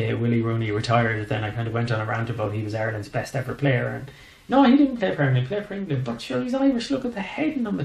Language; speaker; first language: English; native; English